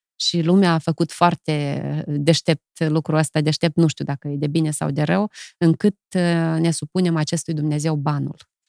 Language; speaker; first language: Romanian; native; Romanian